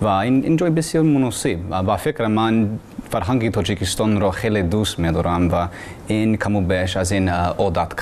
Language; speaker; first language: Persian; non-native, fluent; English